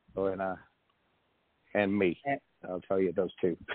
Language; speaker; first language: English; native; English